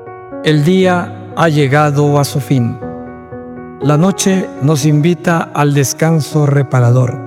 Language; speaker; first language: Spanish; native; Spanish